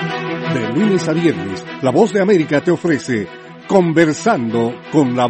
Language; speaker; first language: Spanish; native; Spanish